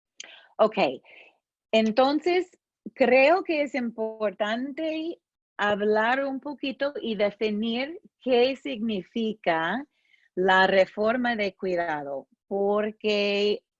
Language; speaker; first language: Spanish; non-native, fluent; English